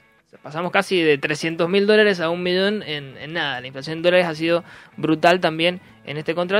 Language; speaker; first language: Spanish; native; Spanish